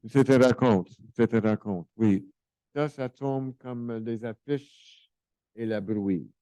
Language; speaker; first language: French; non-native, local second language; English